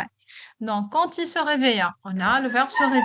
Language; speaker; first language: French; non-native, local second language; Arabic